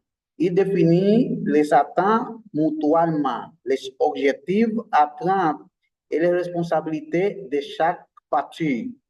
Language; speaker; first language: French; non-native, learner; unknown